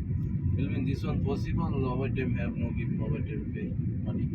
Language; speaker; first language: English; non-native, learner; Bangla